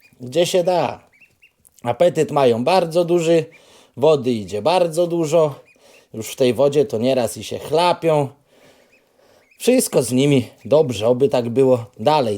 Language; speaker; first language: Polish; native; Polish